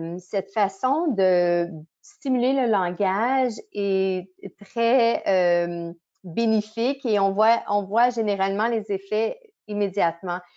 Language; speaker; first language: French; native; French